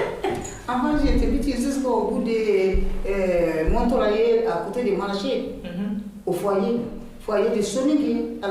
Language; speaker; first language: French; non-native, learner; Bambara